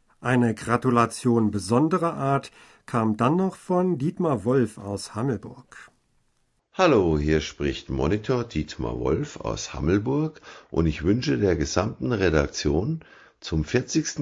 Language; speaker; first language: German; native; German